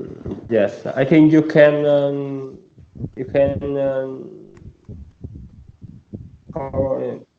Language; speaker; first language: English; non-native, learner; Vietnamese